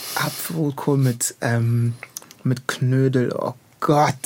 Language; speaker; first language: German; native; German